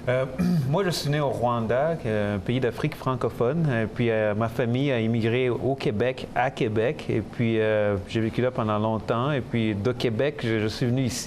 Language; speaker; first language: French; early bilingual, other home language; Kinyarwanda